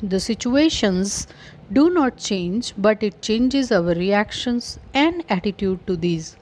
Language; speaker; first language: English; non-native, local second language; Punjabi